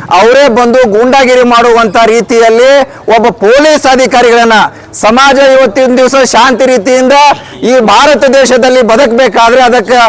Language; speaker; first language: Kannada; non-native, local second language; Lambadi